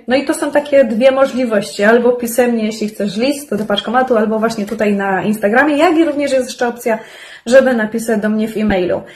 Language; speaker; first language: Polish; native; Polish